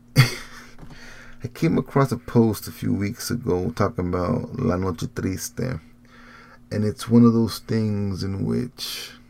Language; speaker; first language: English; early bilingual, heritage; Spanish